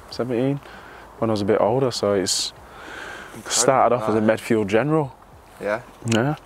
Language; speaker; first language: English; native; English